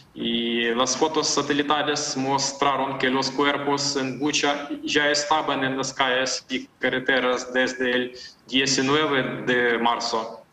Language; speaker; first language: Spanish; non-native, fluent; Ukrainian